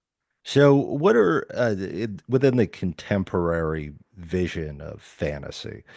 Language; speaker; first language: English; native; English